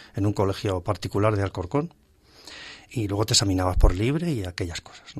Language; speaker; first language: Spanish; native; Spanish